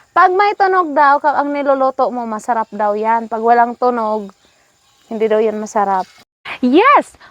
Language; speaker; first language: Filipino; non-native, local second language; Hiligaynon